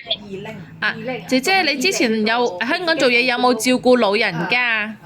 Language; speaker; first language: Cantonese; native; Cantonese